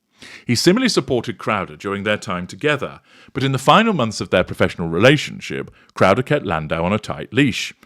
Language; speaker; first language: English; native; English